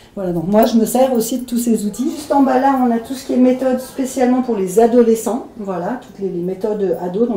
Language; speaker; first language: French; native; French